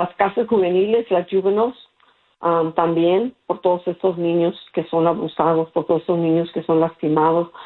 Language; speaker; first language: Spanish; early bilingual, heritage; Spanish